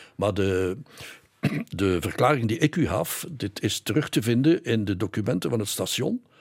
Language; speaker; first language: Dutch; native; Dutch